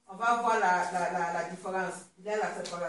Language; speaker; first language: French; non-native, learner; Swahili